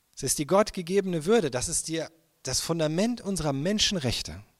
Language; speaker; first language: German; native; German